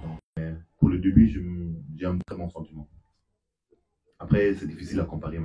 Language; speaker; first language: French; non-native, fluent; German